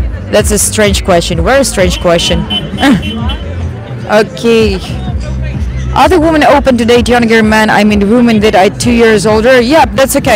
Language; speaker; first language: English; non-native, fluent; Ukrainian